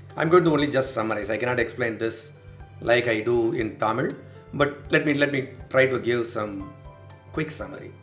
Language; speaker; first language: English; non-native, local second language; Tamil